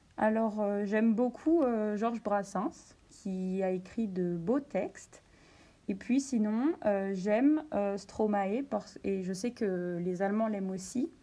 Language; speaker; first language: French; native; French